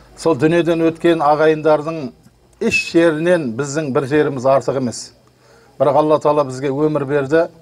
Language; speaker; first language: Kazakh; native; Kazakh